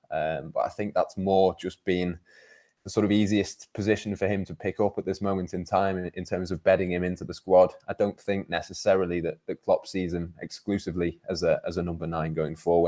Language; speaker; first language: English; native; English